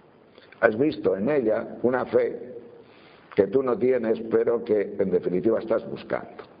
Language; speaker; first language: Spanish; native; Spanish